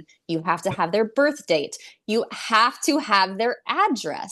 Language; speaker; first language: English; native; English